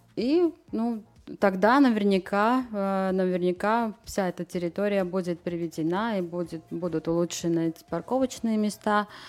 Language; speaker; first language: Russian; non-native, local second language; Latvian